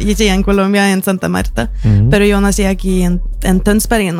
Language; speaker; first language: Spanish; early bilingual, heritage; Spanish